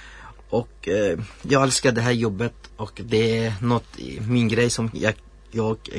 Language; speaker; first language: Swedish; non-native, learner; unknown